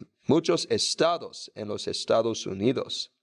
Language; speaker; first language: Spanish; non-native, fluent; English